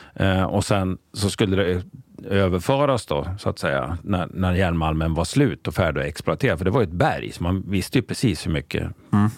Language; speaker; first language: Swedish; native; Swedish